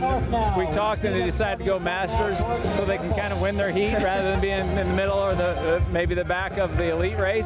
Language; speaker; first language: English; native; English